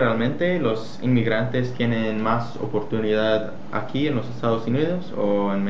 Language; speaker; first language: Spanish; non-native, learner; English